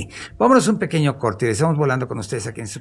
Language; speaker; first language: Spanish; native; Spanish